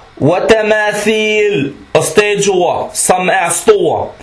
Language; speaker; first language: Danish; non-native, fluent; Arabic